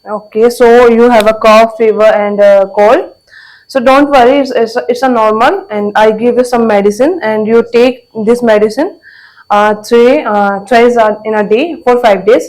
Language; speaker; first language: English; non-native, learner; Hindi